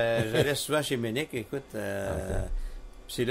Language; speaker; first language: French; native; French